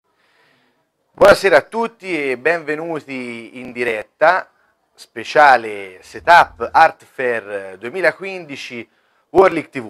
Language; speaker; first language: Italian; native; Italian